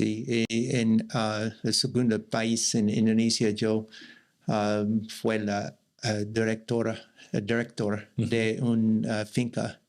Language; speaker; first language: Spanish; non-native, learner; English